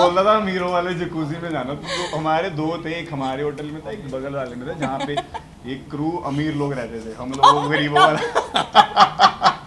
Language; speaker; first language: Hindi; native; Hindi